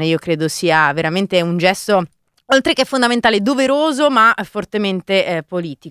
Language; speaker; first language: Italian; native; Italian